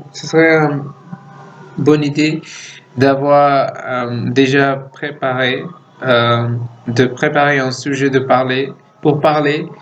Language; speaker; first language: French; non-native, fluent; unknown